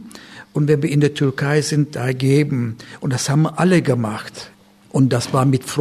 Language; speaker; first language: German; non-native, fluent; Turkish